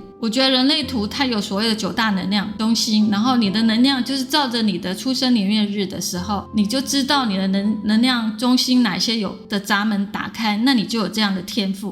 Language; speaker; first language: Chinese; native; Chinese